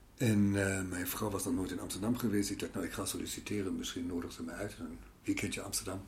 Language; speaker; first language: Dutch; non-native, fluent; German